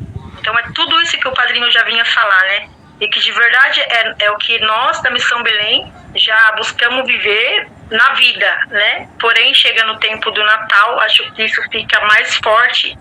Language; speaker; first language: Portuguese; native; Portuguese